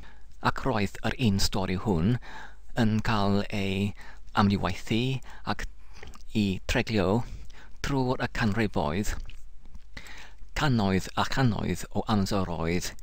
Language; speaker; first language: Welsh; non-native, learner; English